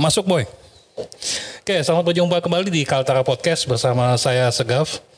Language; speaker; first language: Indonesian; native; Indonesian